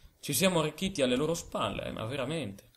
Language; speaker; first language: Italian; native; Italian